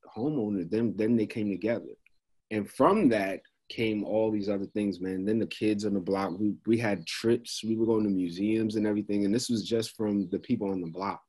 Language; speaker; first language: English; native; English